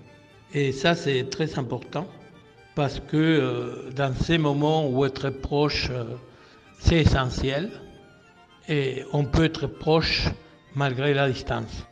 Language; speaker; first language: French; non-native, fluent; Spanish